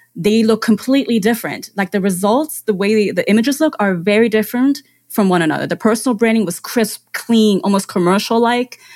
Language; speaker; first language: English; non-native, fluent; German